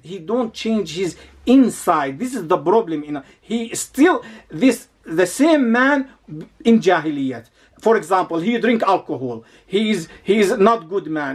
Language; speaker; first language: English; non-native, learner; Arabic